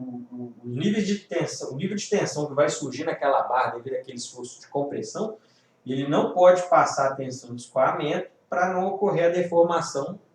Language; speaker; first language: Portuguese; native; Portuguese